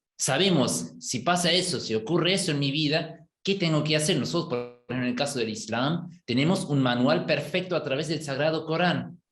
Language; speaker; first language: Spanish; non-native, fluent; German